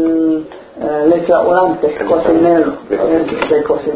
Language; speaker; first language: Spanish; non-native, learner; Chinese